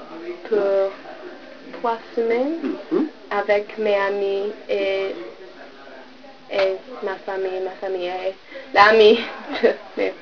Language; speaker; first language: French; non-native, learner; English